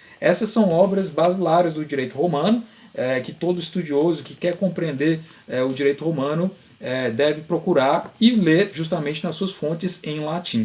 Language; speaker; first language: Portuguese; native; Portuguese